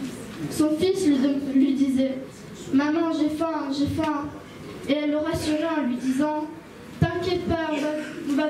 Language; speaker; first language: French; early bilingual, other home language; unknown